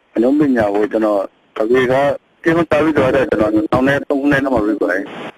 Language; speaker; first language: Burmese; native; Burmese